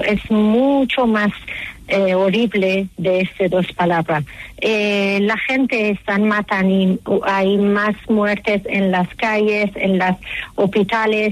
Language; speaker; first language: Spanish; non-native, learner; Persian